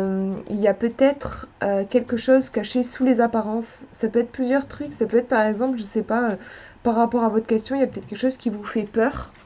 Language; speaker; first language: French; native; French